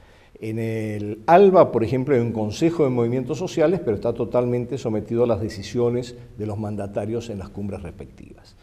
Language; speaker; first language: Spanish; native; Spanish